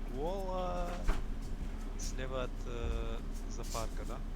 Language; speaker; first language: Russian; non-native, learner; English